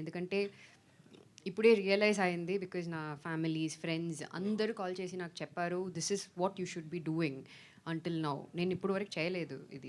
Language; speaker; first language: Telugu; non-native, fluent; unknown